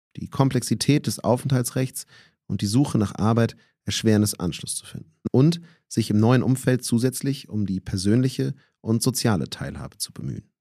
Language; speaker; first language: German; native; German